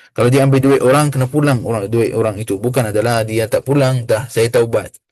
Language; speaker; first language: Malay; non-native, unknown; Arabic